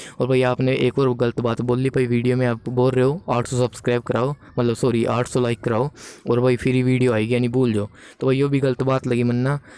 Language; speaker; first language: Hindi; native; Hindi